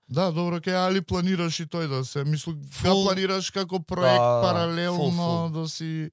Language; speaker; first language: Macedonian; native; Macedonian